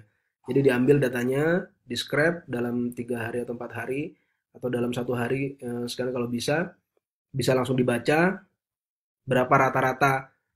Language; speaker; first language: Indonesian; native; Indonesian